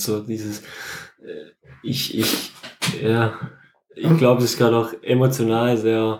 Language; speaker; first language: German; native; German